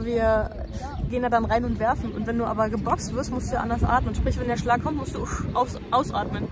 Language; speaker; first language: German; native; German